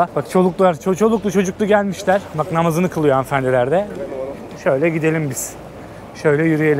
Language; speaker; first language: Turkish; native; Turkish